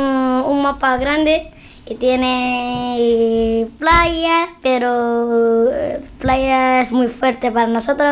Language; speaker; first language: Spanish; non-native, learner; Arabic